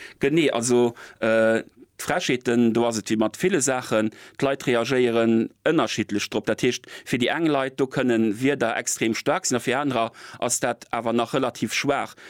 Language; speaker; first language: Luxembourgish; native; Luxembourgish